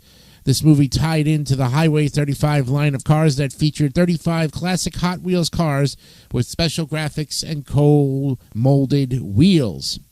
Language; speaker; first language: English; native; English